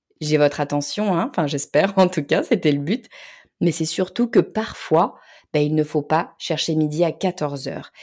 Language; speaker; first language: French; native; French